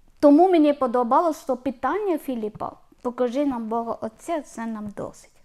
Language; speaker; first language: Ukrainian; non-native, learner; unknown